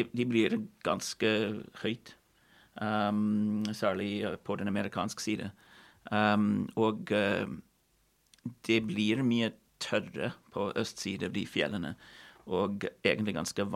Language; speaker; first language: Norwegian; non-native, fluent; English